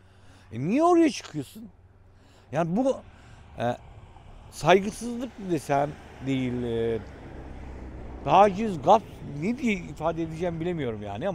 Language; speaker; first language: Turkish; native; Turkish